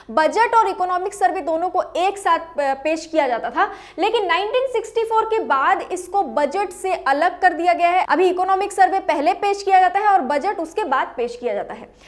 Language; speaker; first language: Hindi; native; Hindi